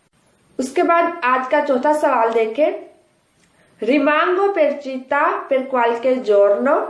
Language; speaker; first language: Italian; non-native, fluent; Urdu